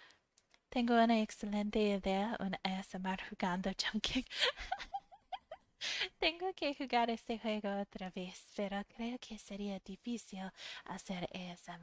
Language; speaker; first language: Spanish; non-native, fluent; English